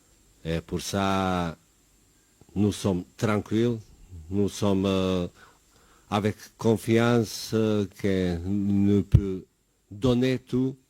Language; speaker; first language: French; non-native, learner; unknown